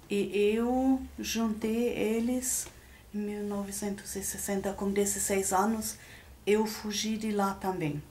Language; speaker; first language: Portuguese; non-native, fluent; German